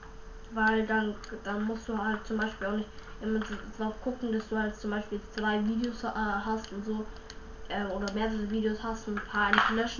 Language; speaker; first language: German; native; German